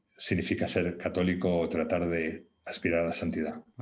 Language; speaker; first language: Spanish; native; Spanish